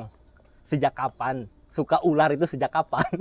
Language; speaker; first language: Indonesian; native; Indonesian